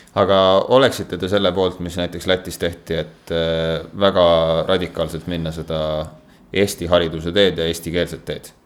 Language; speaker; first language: Estonian; native; Estonian